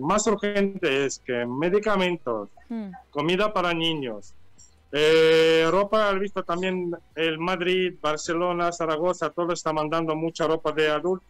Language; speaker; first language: Spanish; non-native, learner; Ukrainian